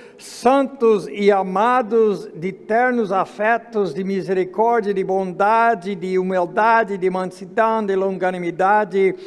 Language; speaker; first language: Portuguese; non-native, fluent; English